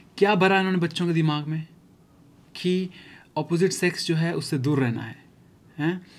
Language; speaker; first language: Hindi; native; Hindi